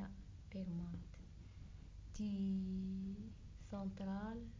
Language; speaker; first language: Dutch; non-native, learner; Arabic